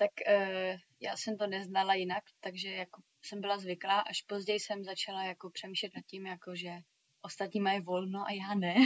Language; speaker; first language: Czech; early bilingual, heritage; Czech